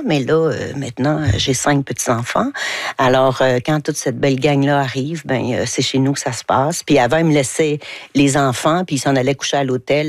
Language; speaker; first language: French; native; French